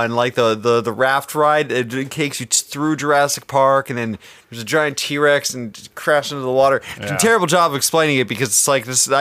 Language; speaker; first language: English; native; English